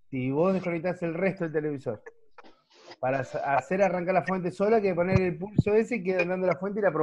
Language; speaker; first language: Spanish; native; Spanish